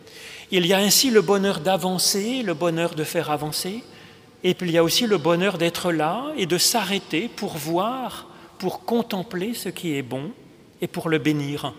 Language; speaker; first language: French; native; French